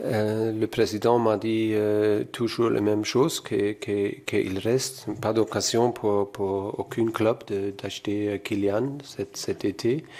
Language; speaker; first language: French; non-native, fluent; German